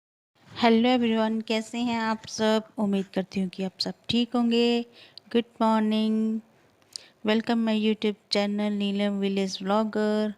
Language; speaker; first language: Hindi; non-native, local second language; Punjabi